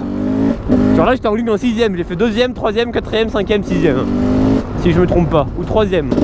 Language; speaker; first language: French; native; French